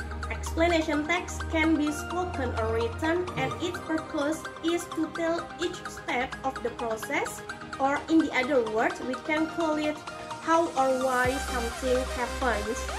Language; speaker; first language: English; non-native, fluent; Indonesian